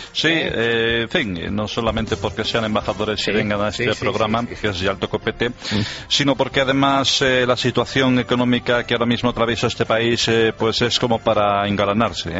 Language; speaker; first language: Spanish; native; Spanish